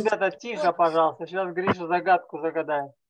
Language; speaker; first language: Russian; native; Russian